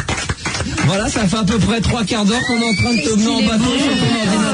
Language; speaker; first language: French; native; French